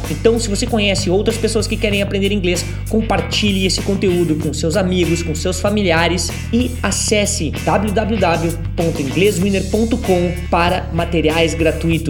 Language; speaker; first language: Portuguese; native; Portuguese